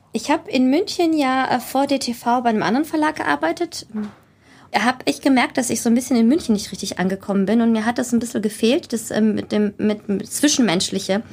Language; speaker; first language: German; early bilingual, other home language; Greek